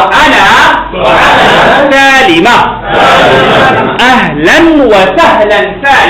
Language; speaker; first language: Arabic; non-native, fluent; Bangla